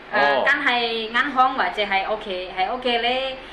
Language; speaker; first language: Chinese; non-native, learner; Indonesian